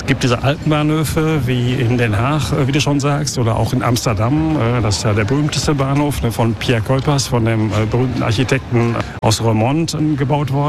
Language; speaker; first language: German; native; German